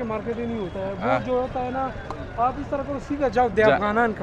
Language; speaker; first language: Hindi; non-native, fluent; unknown